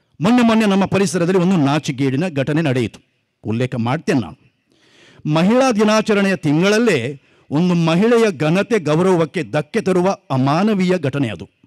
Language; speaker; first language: Kannada; non-native, local second language; Konkani